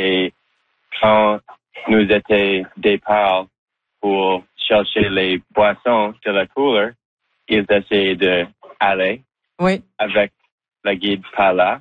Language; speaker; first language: French; non-native, learner; English